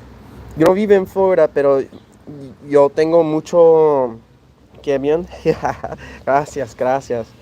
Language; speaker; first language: Spanish; early bilingual, heritage; English